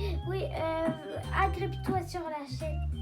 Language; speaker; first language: French; non-native, learner; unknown